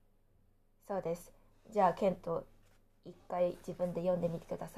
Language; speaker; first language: Japanese; non-native, fluent; Chinese